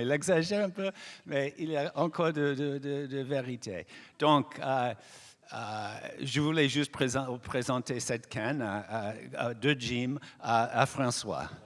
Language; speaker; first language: French; non-native, fluent; English